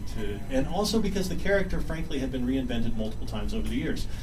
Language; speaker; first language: English; native; English